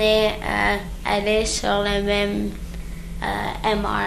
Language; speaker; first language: French; early bilingual, other home language; English